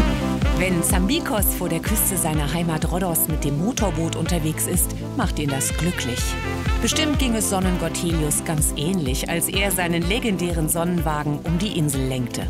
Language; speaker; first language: German; native; German